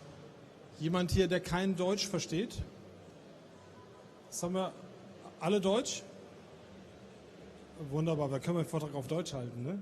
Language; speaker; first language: German; native; German